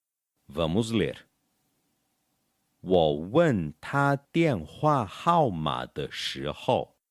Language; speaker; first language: Chinese; non-native, fluent; Portuguese